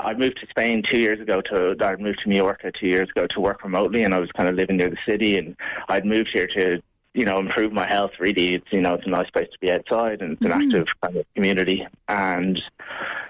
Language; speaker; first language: English; native; English